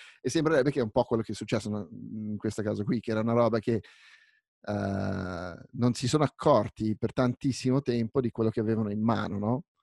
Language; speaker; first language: Italian; native; Italian